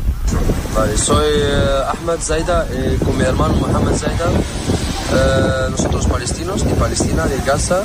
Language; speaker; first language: Spanish; non-native, learner; Arabic